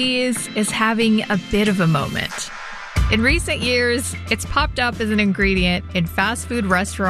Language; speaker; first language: English; native; English